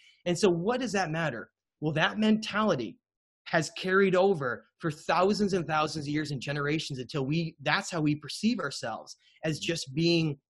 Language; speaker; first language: English; native; English